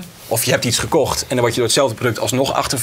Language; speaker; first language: Dutch; native; Dutch